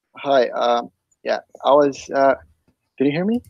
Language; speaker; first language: English; non-native, fluent; Persian